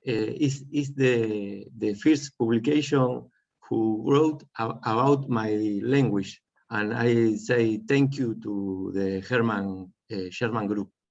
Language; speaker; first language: English; non-native, learner; Spanish